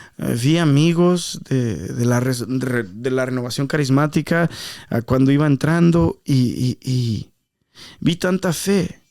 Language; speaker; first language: Spanish; native; Spanish